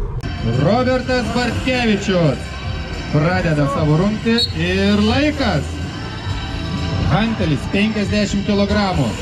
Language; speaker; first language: Lithuanian; native; Lithuanian